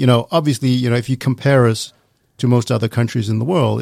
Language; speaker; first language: English; non-native, fluent; Danish